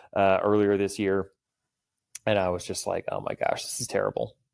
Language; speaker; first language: English; native; English